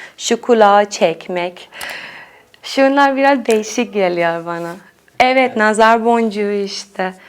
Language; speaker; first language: Turkish; non-native, fluent; Persian